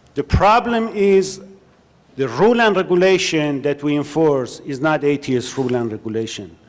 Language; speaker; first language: English; non-native, learner; Persian